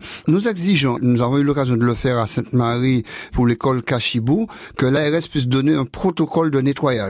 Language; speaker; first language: French; native; French